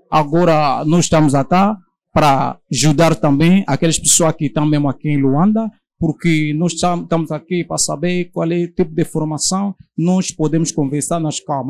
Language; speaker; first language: Portuguese; non-native, learner; Lingala